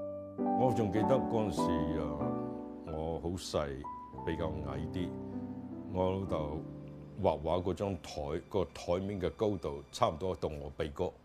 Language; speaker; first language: Chinese; native; Chinese